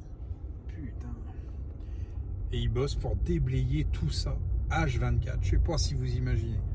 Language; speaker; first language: French; native; French